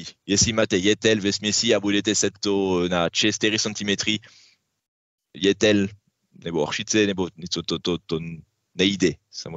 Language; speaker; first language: Czech; non-native, learner; French